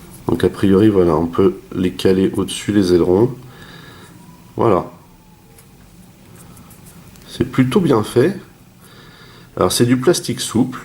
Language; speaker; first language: French; native; French